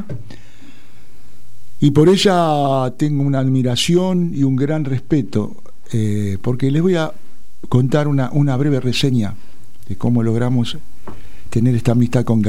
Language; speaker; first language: Spanish; native; Spanish